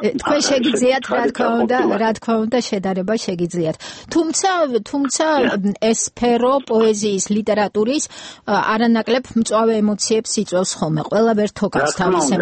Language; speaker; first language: Georgian; native; Georgian